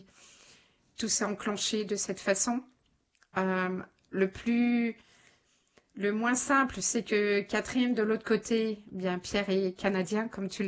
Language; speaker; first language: French; native; French